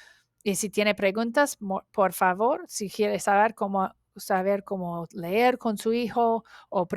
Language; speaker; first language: Spanish; non-native, learner; English